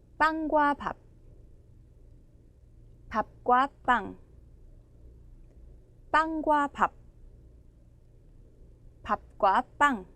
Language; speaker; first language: Korean; non-native, fluent; Indonesian